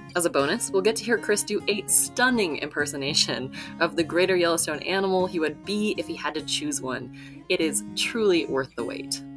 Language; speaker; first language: English; native; English